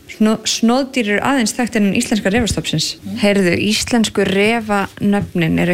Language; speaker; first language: Icelandic; native; Icelandic